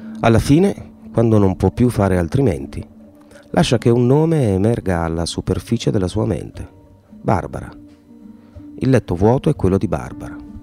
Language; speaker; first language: Italian; native; Italian